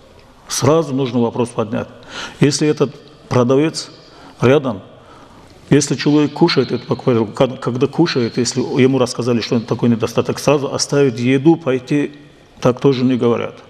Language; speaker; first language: Russian; non-native, local second language; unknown